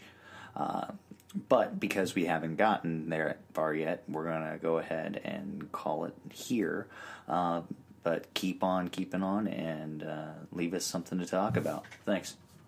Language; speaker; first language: English; native; English